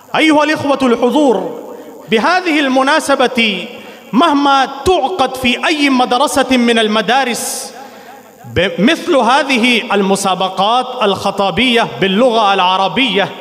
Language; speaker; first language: Arabic; non-native, fluent; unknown